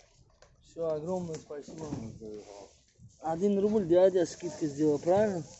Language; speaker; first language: Russian; non-native, fluent; Tajik